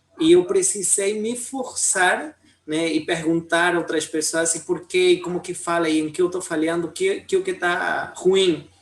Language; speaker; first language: Portuguese; non-native, fluent; Spanish